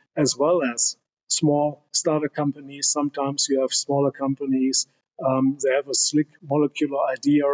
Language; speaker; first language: English; non-native, fluent; German